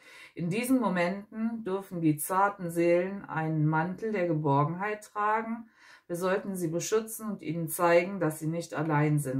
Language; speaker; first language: German; native; German